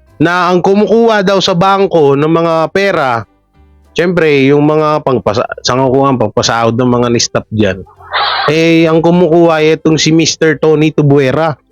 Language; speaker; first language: Filipino; native; Filipino